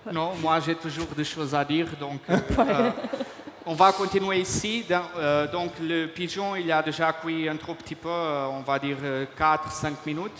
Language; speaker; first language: French; non-native, fluent; Portuguese